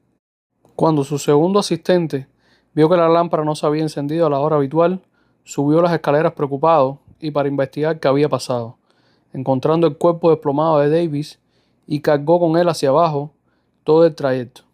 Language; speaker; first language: Spanish; native; Spanish